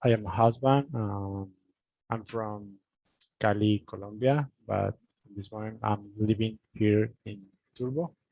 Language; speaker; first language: English; non-native, learner; Spanish